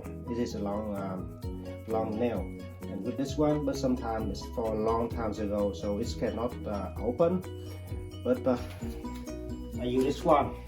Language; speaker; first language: English; non-native, learner; Vietnamese